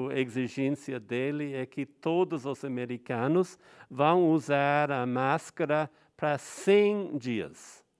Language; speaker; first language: Portuguese; non-native, fluent; English